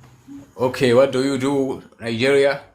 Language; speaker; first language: English; non-native, learner; Swahili